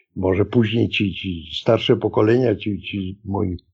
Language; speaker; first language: Polish; native; Polish